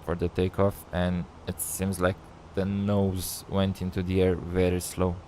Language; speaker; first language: English; non-native, fluent; Romanian